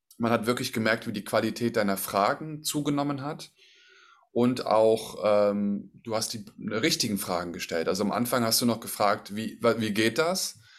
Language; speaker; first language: German; native; German